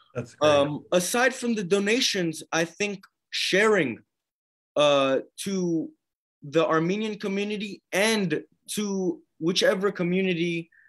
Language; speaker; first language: English; native; English